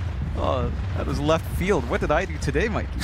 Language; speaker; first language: English; native; English